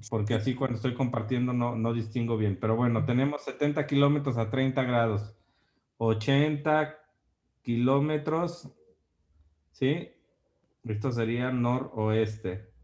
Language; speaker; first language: Spanish; native; Spanish